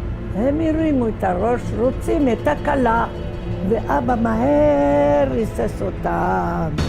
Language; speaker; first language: Hebrew; non-native, fluent; Arabic